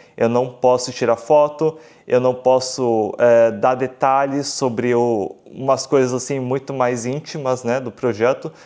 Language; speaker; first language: Portuguese; native; Portuguese